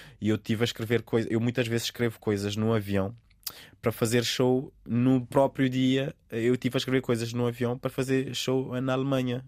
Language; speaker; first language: Portuguese; non-native, local second language; Kabuverdianu